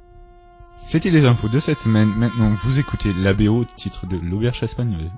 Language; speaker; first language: French; native; French